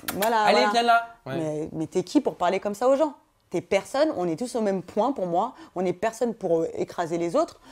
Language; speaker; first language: French; native; French